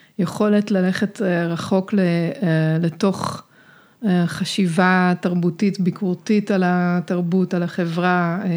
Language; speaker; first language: Hebrew; non-native, fluent; Dutch